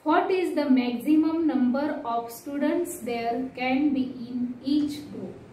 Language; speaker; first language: English; non-native, local second language; Marathi